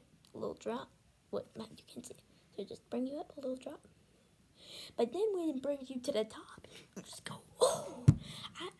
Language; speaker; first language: English; native; English